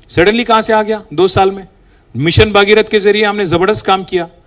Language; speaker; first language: Hindi; non-native, local second language; Telugu